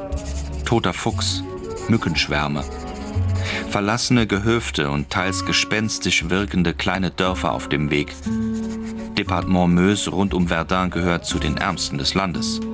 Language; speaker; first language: German; native; German